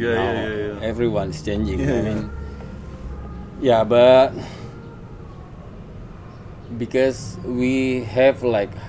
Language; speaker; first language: English; non-native, learner; Indonesian